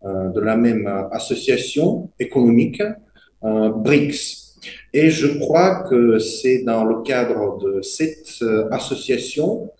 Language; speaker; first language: French; non-native, fluent; Russian